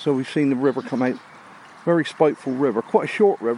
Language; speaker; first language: English; native; English